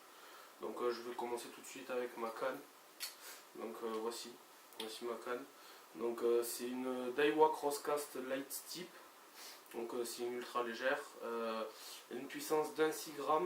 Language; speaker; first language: French; native; French